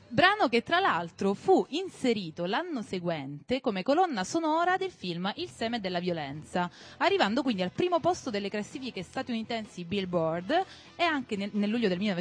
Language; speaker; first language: Italian; native; Italian